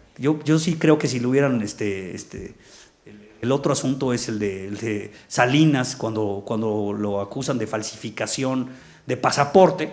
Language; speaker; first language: Spanish; native; Spanish